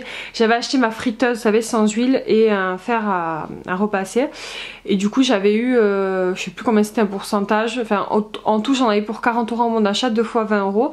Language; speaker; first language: French; native; French